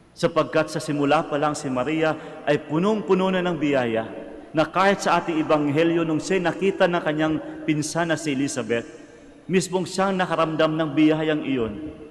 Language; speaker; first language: Filipino; non-native, local second language; Cebuano